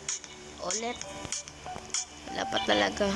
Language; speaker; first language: Filipino; native; Filipino